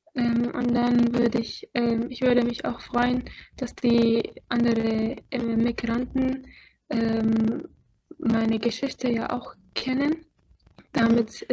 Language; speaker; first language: German; non-native, fluent; Arabic